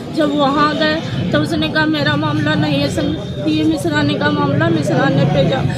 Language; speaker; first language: Hindi; native; Hindi